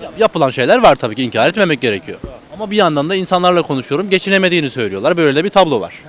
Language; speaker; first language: Turkish; native; Turkish